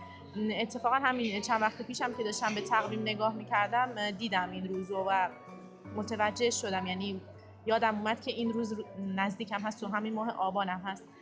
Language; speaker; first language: Persian; native; Persian